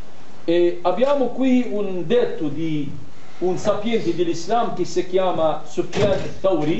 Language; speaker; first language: Italian; non-native, fluent; Arabic